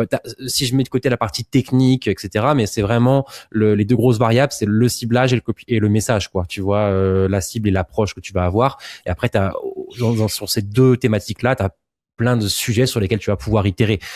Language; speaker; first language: French; native; French